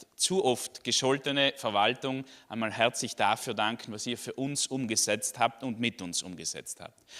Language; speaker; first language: German; native; German